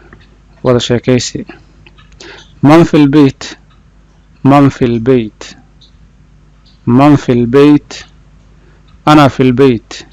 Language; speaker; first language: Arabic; non-native, fluent; Somali